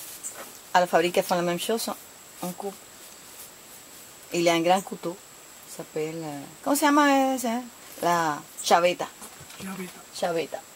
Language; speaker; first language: French; non-native, fluent; Spanish